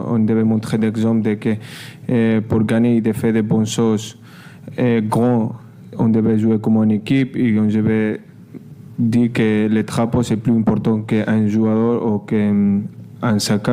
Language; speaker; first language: French; non-native, learner; Spanish